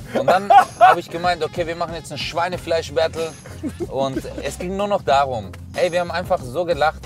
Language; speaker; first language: German; early bilingual, other home language; Turkish